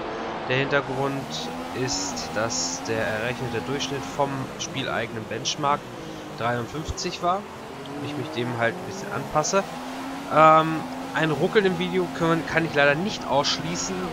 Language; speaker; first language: German; native; German